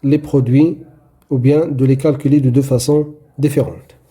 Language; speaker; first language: French; non-native, local second language; Arabic